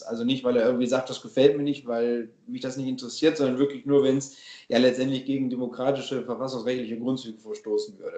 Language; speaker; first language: German; native; German